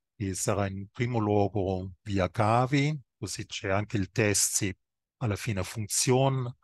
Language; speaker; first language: Italian; non-native, fluent; German